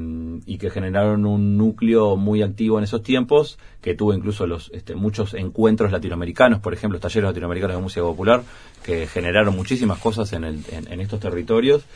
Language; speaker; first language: Spanish; native; Spanish